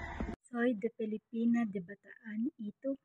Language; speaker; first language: Spanish; non-native, learner; Filipino